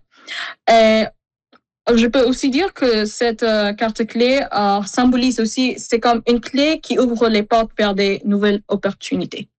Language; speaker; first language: French; non-native, fluent; Filipino